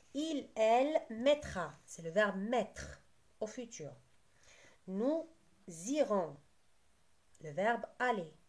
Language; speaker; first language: French; non-native, local second language; Arabic